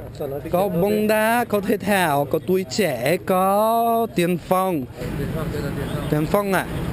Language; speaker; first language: Vietnamese; non-native, fluent; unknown